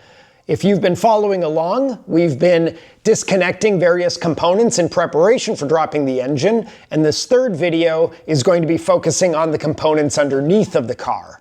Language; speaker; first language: English; native; English